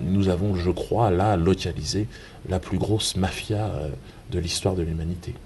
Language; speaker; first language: French; native; French